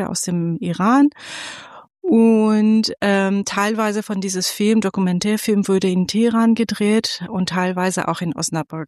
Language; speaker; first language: German; non-native, fluent; Persian